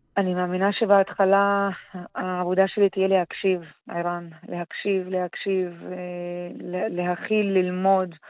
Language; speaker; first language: Hebrew; non-native, local second language; Arabic